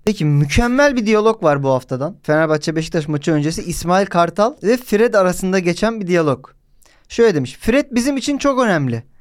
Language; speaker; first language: Turkish; native; Turkish